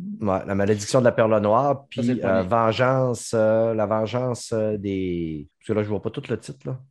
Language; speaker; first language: French; native; French